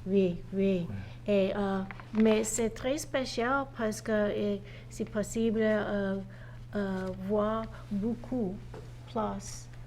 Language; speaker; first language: French; non-native, learner; English